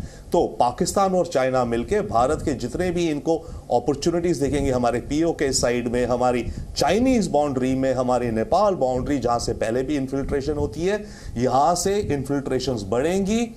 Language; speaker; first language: Hindi; native; Hindi